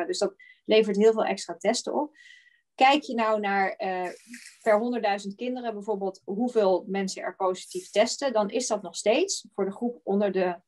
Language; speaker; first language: Dutch; native; Dutch